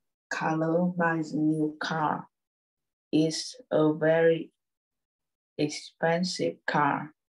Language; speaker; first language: English; non-native, learner; Vietnamese